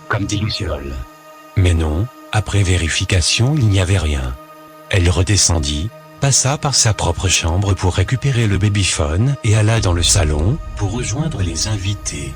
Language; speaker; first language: French; native; French